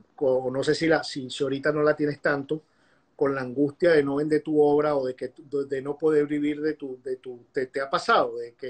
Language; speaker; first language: Spanish; native; Spanish